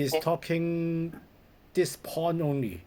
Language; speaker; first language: English; non-native, learner; Cantonese